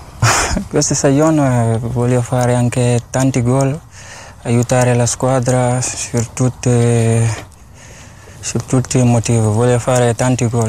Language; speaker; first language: Italian; non-native, learner; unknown